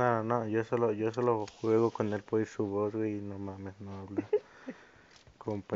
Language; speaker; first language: Spanish; native; Spanish